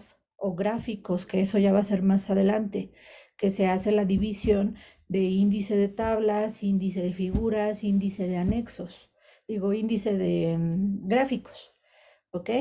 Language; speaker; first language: Spanish; native; Spanish